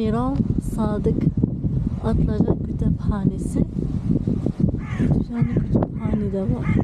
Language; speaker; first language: Turkish; non-native, learner; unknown